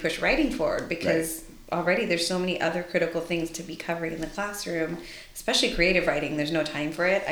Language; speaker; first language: English; native; English